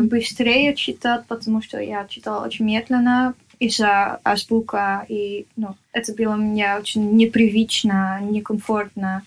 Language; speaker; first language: Russian; non-native, fluent; Dutch